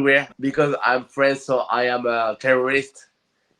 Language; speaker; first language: English; non-native, learner; French